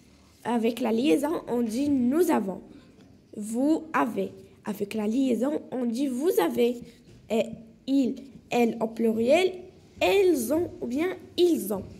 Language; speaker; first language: French; non-native, local second language; Arabic